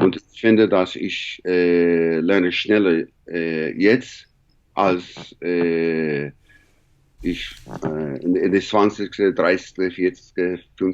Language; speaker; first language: German; non-native, learner; English